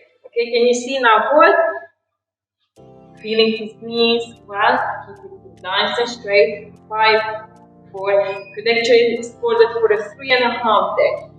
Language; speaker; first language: English; non-native, fluent; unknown